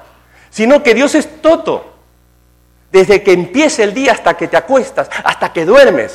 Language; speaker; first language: Spanish; native; Spanish